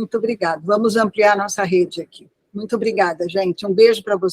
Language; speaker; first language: Portuguese; native; Portuguese